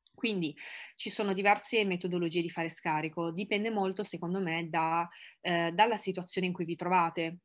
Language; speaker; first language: Italian; native; Italian